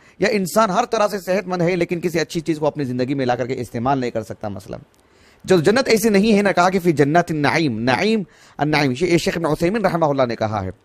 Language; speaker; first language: Urdu; native; Urdu